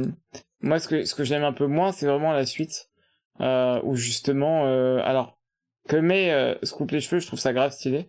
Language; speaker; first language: French; native; French